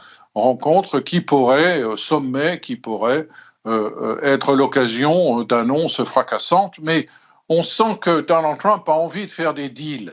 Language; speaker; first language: French; native; French